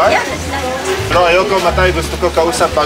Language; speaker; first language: Filipino; non-native, learner; Arabic